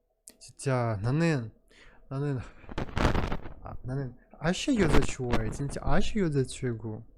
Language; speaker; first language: Korean; non-native, learner; Russian